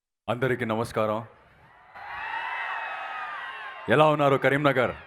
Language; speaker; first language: Telugu; non-native, fluent; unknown